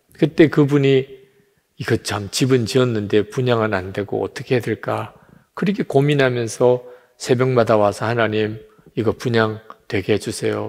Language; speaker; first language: Korean; native; Korean